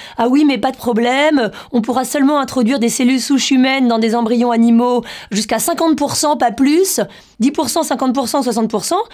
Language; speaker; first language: French; native; French